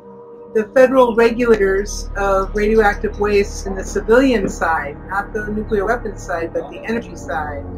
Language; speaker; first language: English; native; English